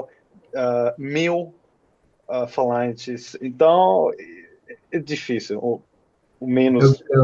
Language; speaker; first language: Portuguese; non-native, fluent; Finnish